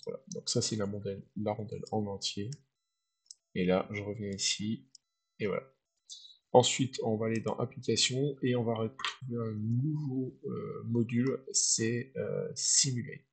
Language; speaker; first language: French; native; French